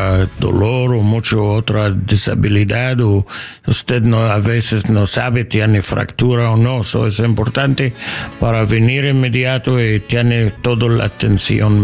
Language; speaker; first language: Spanish; non-native, learner; English